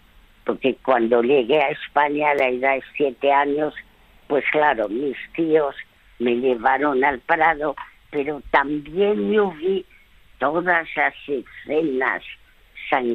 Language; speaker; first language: Spanish; non-native, fluent; French